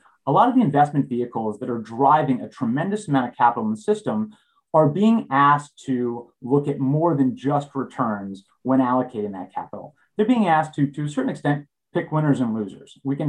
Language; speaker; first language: English; native; English